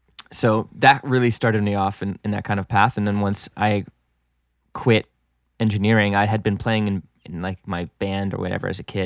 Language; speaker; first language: English; non-native, local second language; French